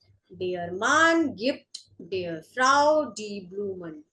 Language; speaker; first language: German; non-native, fluent; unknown